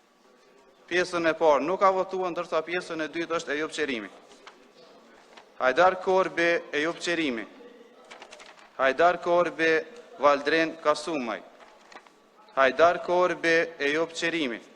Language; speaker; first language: Albanian; native; Albanian